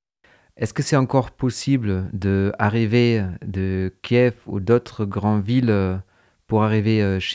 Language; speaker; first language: French; non-native, fluent; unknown